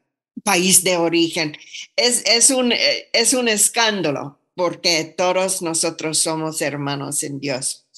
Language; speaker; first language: Spanish; non-native, fluent; English